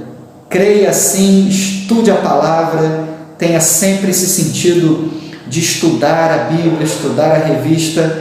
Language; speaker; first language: Portuguese; native; Portuguese